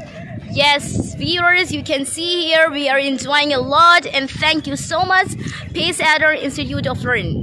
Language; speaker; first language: English; non-native, learner; Urdu